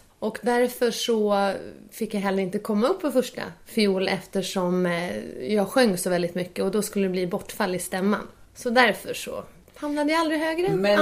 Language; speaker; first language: Swedish; native; Swedish